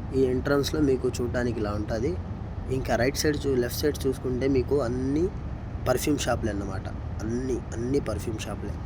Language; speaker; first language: Telugu; non-native, local second language; Hindi